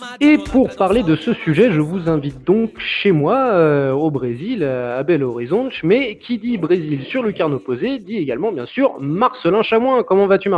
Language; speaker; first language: French; native; French